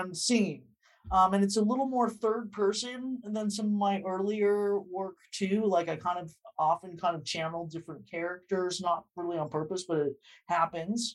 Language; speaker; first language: English; native; English